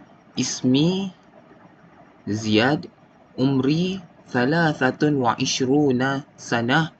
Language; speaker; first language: Arabic; non-native, learner; Malay